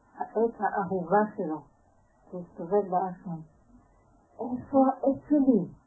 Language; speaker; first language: Hebrew; native; Hebrew